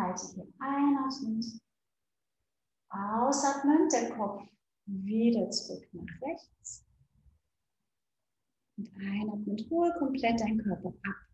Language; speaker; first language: German; native; German